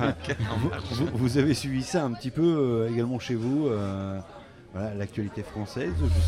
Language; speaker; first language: French; native; French